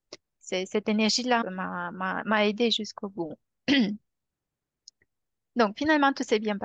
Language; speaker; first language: French; non-native, fluent; Romanian